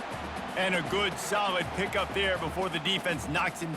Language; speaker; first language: English; native; English